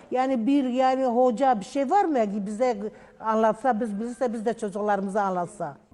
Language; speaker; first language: Turkish; non-native, local second language; Kurdish